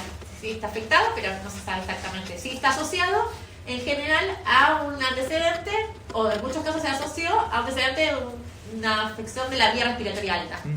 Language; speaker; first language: Spanish; native; Spanish